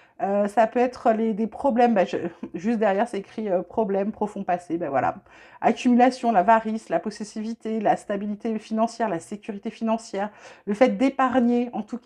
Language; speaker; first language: French; native; French